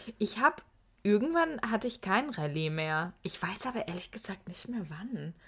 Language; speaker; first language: German; early bilingual, other home language; Persian